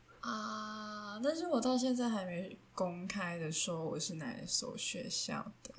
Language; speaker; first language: Chinese; non-native, local second language; Cantonese